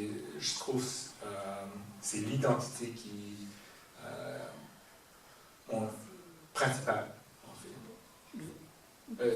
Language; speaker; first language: French; non-native, fluent; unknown